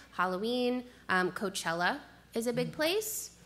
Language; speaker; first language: English; native; English